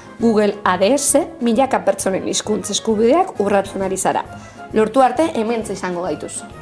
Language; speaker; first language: Basque; native; Basque